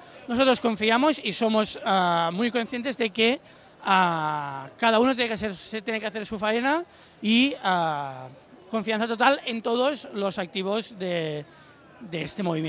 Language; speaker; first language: Spanish; non-native, local second language; Catalan